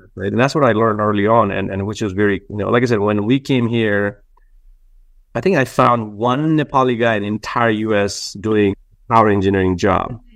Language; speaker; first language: English; non-native, local second language; Nepali